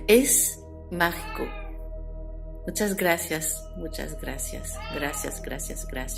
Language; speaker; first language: Spanish; non-native, fluent; French